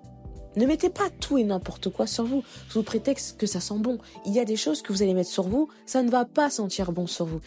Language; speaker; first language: French; native; French